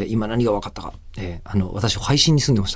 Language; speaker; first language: Japanese; native; Japanese